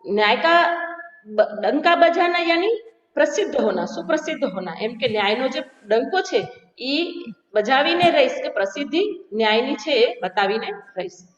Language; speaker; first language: Hindi; non-native, local second language; Gujarati